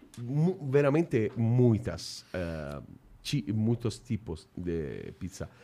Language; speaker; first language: Portuguese; non-native, fluent; Italian